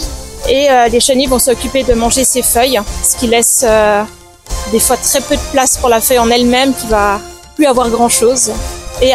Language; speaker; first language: French; native; French